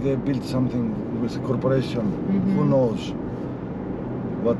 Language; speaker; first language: English; non-native, learner; Greek